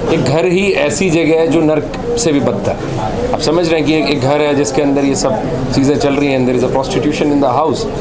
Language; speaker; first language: Hindi; native; Hindi